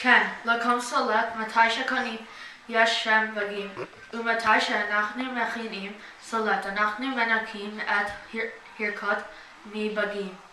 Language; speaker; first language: Hebrew; non-native, learner; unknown